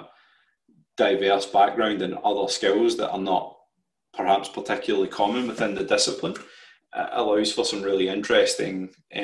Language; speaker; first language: English; native; English